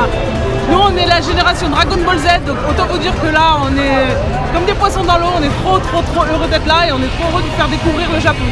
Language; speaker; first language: French; native; French